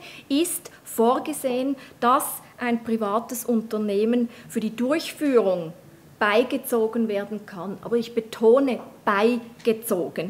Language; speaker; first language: German; native; German